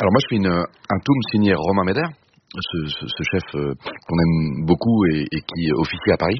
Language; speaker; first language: French; native; French